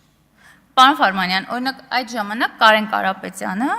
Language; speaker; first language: Armenian; native; Armenian